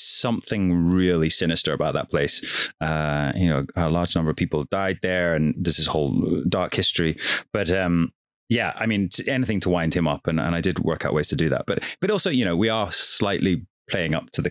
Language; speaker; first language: English; native; English